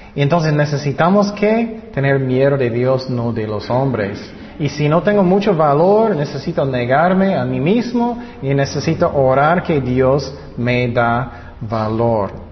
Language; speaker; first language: Spanish; non-native, fluent; English